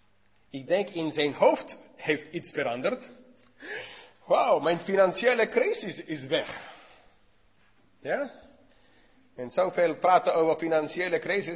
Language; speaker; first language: Dutch; non-native, learner; English